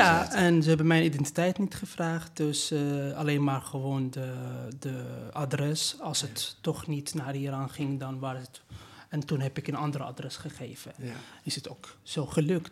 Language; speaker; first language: Dutch; non-native, learner; Persian